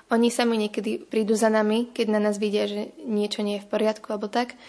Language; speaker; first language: Slovak; native; Slovak